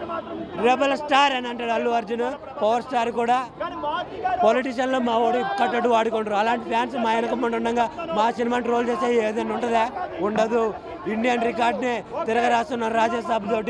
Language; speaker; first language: Telugu; native; Telugu